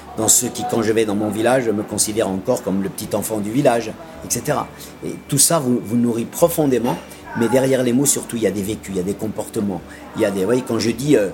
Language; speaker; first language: French; non-native, local second language; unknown